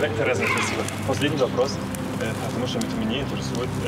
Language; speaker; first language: Russian; non-native, learner; German